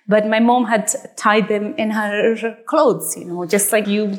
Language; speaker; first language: English; non-native, fluent; Persian